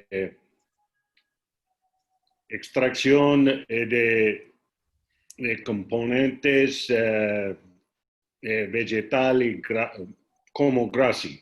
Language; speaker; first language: Spanish; non-native, learner; English